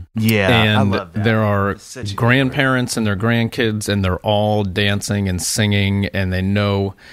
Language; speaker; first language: English; native; English